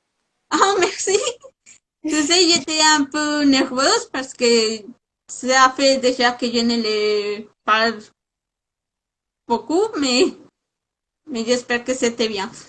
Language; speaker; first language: French; non-native, fluent; Spanish